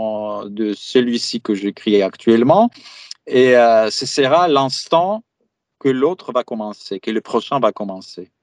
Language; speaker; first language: French; non-native, fluent; Greek